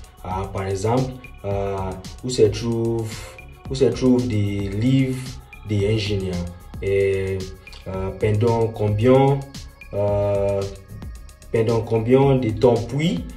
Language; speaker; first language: French; non-native, learner; Yoruba